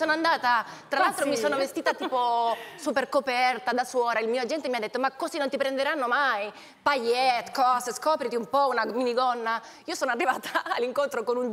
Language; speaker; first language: Italian; non-native, fluent; Spanish